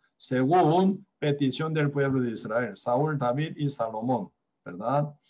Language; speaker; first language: Spanish; non-native, fluent; Korean